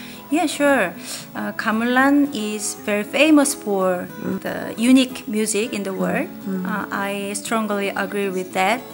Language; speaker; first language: English; non-native, learner; Korean